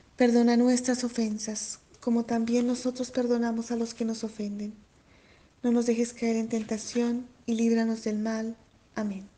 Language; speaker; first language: Spanish; native; Spanish